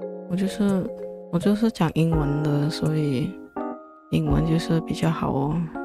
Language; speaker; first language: Chinese; early bilingual, other home language; English